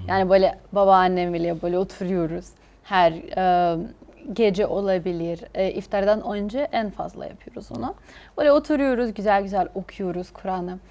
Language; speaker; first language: Turkish; non-native, fluent; Arabic